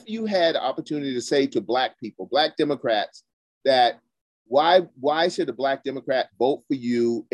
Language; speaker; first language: English; native; English